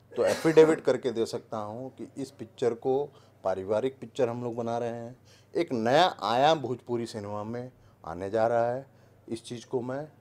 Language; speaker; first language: Hindi; native; Hindi